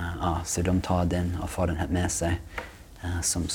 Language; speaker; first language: Swedish; non-native, fluent; English